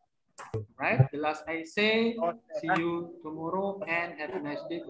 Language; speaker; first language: English; non-native, learner; Indonesian